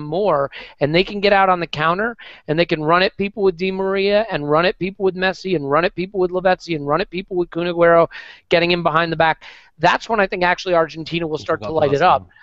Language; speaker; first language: English; native; English